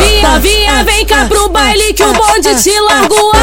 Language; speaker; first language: Portuguese; native; Portuguese